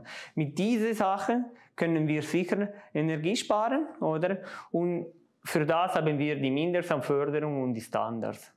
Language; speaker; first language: German; non-native, local second language; Italian